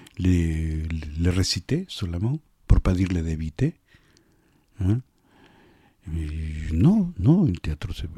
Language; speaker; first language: French; non-native, fluent; Spanish